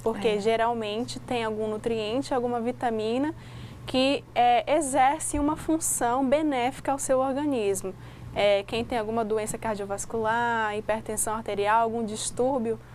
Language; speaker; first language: Portuguese; native; Portuguese